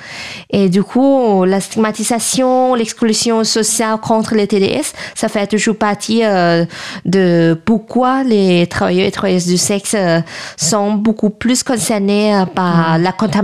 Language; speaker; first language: French; non-native, fluent; Thai